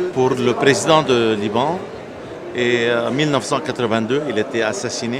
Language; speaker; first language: French; non-native, local second language; Arabic